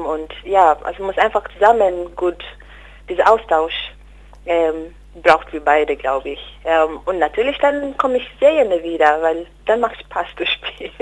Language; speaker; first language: German; non-native, learner; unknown